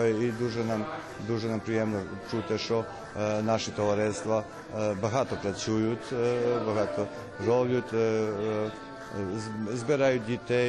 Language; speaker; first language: Ukrainian; early bilingual, heritage; Ukrainian